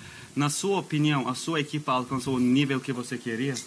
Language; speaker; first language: Portuguese; non-native, fluent; Turkish